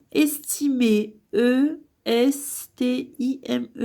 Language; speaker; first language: French; native; French